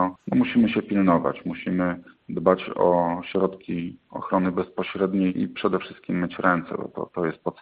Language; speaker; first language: Polish; native; Polish